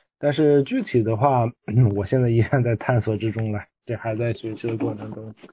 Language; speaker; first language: Chinese; native; Chinese